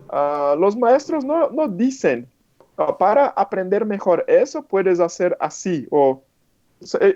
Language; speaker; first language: Spanish; non-native, fluent; Portuguese